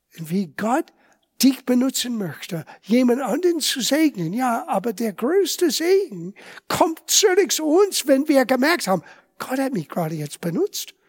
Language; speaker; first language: German; non-native, fluent; English